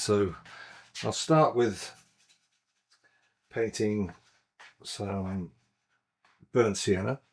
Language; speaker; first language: English; native; English